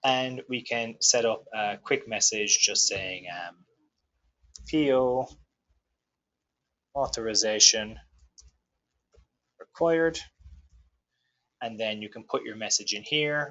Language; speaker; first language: English; native; English